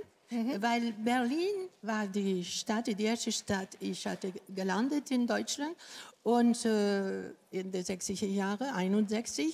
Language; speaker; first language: German; non-native, fluent; Greek